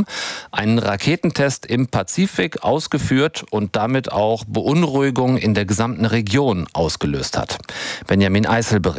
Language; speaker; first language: German; native; German